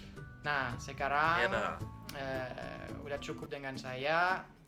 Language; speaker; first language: Indonesian; non-native, fluent; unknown